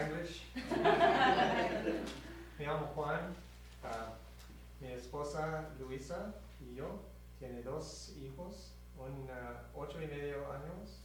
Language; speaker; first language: Spanish; non-native, learner; English